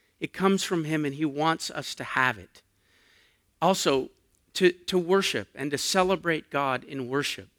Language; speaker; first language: English; native; English